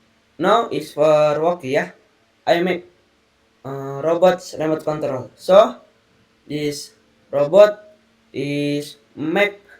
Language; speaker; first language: English; non-native, learner; Indonesian